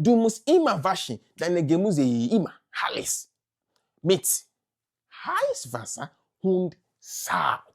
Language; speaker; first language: German; non-native, learner; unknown